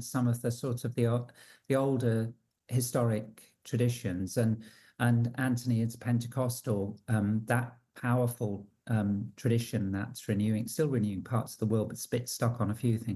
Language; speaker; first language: English; native; English